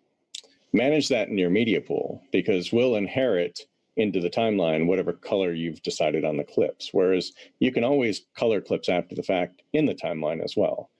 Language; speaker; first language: English; native; English